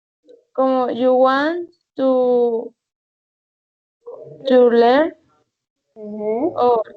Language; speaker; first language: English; non-native, learner; Spanish